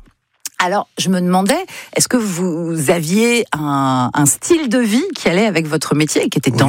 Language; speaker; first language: French; native; French